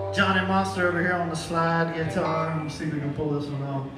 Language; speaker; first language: English; native; English